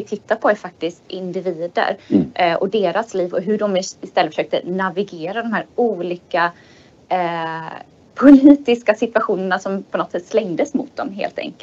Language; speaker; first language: Swedish; native; Swedish